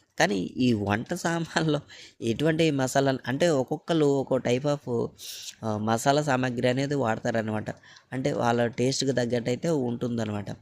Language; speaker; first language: Telugu; native; Telugu